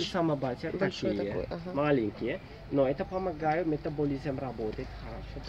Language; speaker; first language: Russian; non-native, learner; Sinhala